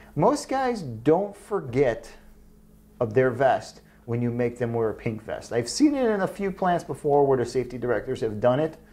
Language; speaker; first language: English; native; English